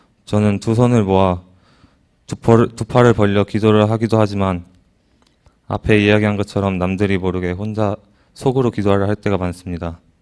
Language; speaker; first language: Korean; native; Korean